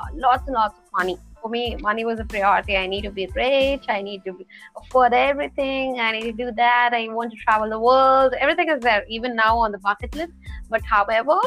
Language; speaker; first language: English; non-native, local second language; Telugu